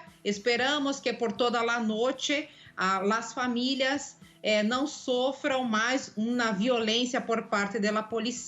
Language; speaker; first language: Portuguese; non-native, local second language; Spanish